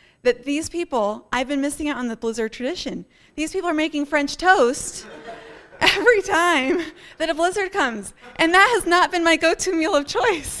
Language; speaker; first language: English; native; English